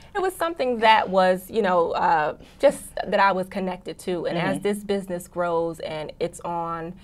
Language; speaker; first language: English; native; English